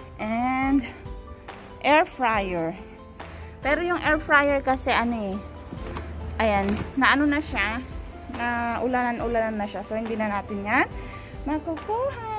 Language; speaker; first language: Filipino; native; Filipino